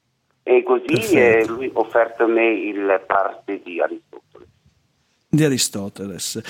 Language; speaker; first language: Italian; non-native, learner; German